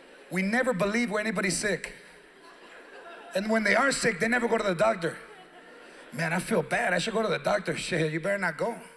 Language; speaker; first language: English; early bilingual, other home language; Spanish